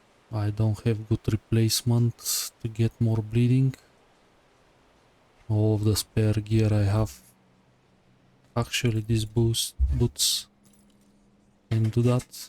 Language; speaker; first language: English; non-native, fluent; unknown